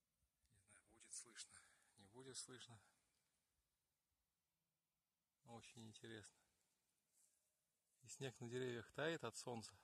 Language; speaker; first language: Russian; native; Russian